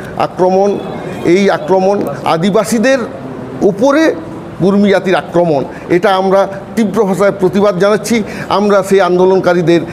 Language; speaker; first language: Bangla; non-native, local second language; Santali